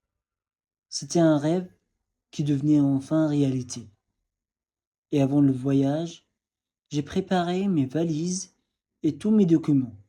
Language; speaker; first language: French; non-native, fluent; Arabic